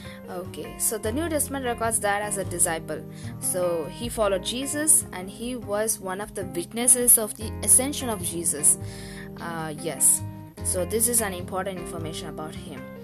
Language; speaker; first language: English; non-native, local second language; Tamil